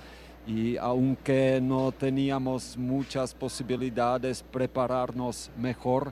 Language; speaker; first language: Spanish; non-native, fluent; Czech